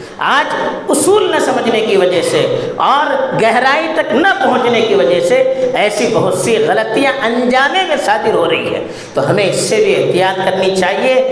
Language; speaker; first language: Urdu; non-native, local second language; Konkani